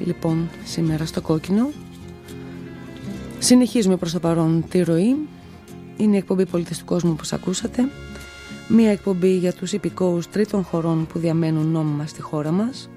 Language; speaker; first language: Greek; native; Greek